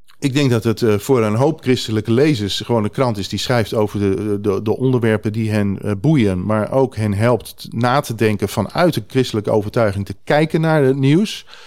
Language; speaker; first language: Dutch; native; Dutch